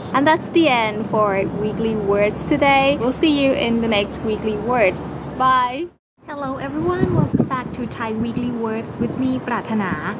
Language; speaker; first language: English; non-native, fluent; Thai